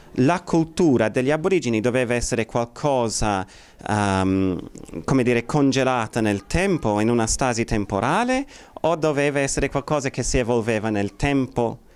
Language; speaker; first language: Italian; non-native, fluent; English